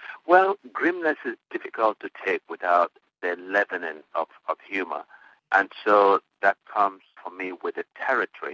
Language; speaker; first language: English; non-native, local second language; Igbo